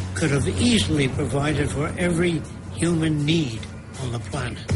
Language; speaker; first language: English; native; English